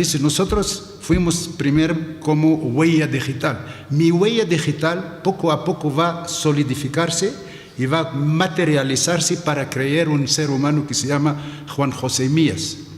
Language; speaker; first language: Spanish; non-native, fluent; Arabic